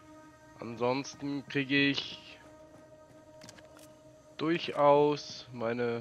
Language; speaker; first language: German; native; German